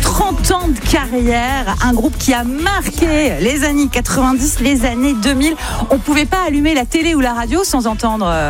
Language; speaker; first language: French; native; French